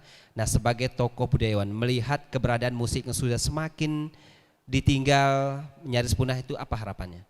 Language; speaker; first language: Malay; native; Malay